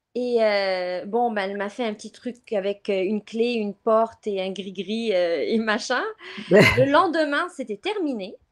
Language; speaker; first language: French; non-native, local second language; Arabic